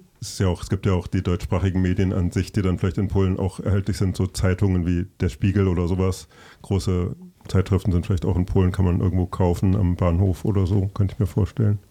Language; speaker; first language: German; native; German